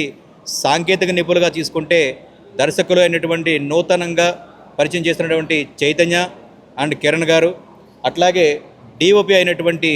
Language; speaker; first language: Telugu; native; Telugu